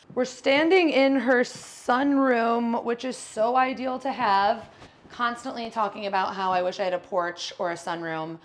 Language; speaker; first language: English; native; English